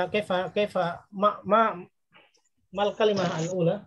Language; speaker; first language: Arabic; non-native, fluent; Indonesian